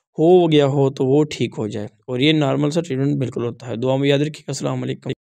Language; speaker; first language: Urdu; non-native, local second language; Punjabi